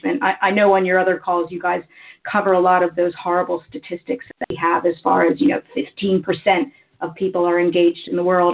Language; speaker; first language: English; native; English